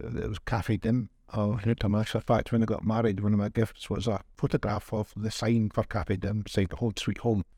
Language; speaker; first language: English; non-native, fluent; Spanish